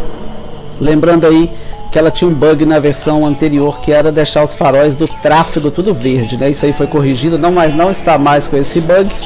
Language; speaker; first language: Portuguese; native; Portuguese